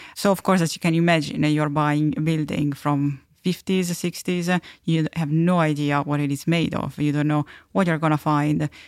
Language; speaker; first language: English; non-native, fluent; Italian